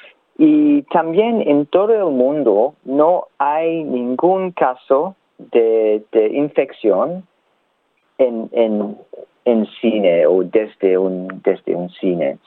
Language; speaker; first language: Spanish; non-native, learner; English